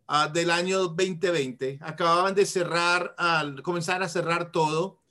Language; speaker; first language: Spanish; native; Spanish